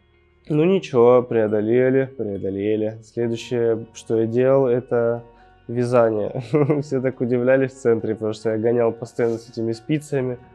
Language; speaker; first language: Russian; native; Russian